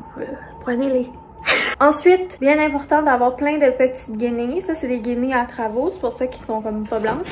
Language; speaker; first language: French; native; French